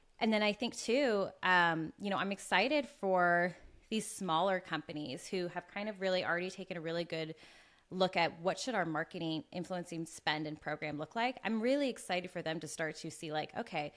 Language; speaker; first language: English; native; English